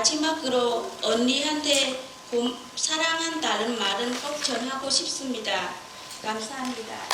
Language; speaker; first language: Korean; non-native, learner; Vietnamese